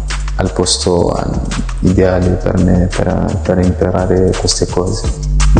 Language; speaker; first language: Italian; non-native, fluent; French